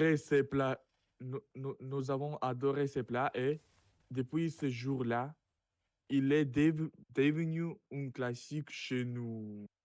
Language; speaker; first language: French; non-native, learner; Russian